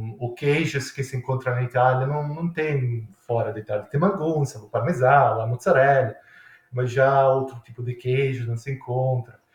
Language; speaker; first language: Portuguese; non-native, fluent; Italian